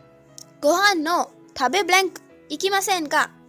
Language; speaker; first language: Japanese; non-native, fluent; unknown